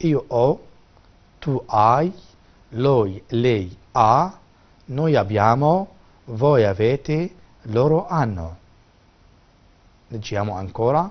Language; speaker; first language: Italian; non-native, fluent; Arabic